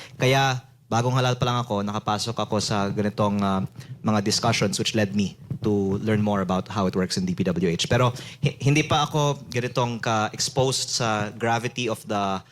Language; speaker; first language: Filipino; native; Filipino